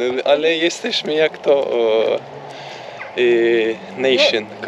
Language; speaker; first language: Polish; non-native, learner; Turkish